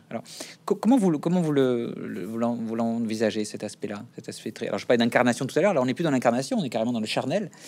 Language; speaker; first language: French; native; French